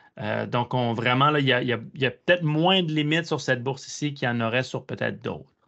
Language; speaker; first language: French; native; French